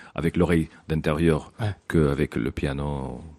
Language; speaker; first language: French; non-native, fluent; Russian